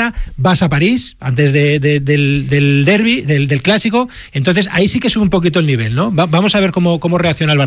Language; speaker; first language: Spanish; native; Spanish